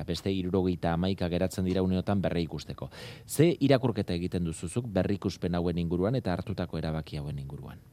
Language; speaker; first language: Basque; native; Basque